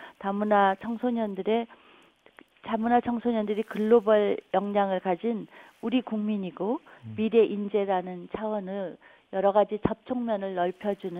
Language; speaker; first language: Korean; native; Korean